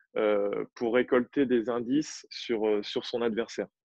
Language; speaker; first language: French; native; French